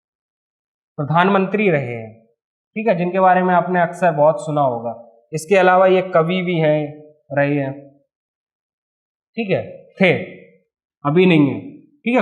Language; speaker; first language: Hindi; native; Hindi